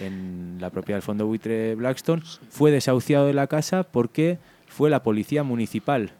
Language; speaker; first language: Spanish; native; Spanish